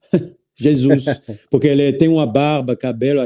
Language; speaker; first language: Portuguese; non-native, learner; French